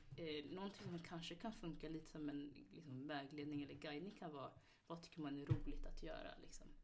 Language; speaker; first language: Swedish; early bilingual, other home language; Somali